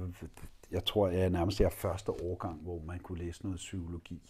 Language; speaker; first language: Danish; native; Danish